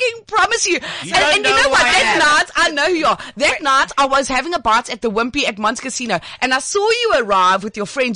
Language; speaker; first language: English; native; English